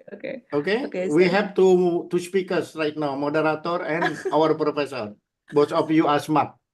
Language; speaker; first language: English; non-native, learner; Indonesian